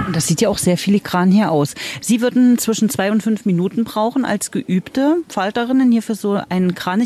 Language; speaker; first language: German; native; German